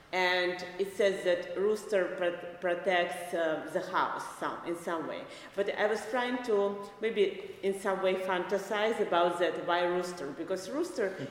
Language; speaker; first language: English; non-native, fluent; Belarusian